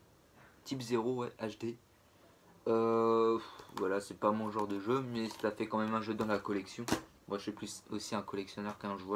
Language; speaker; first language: French; native; French